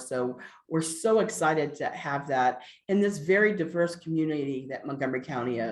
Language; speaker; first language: English; native; English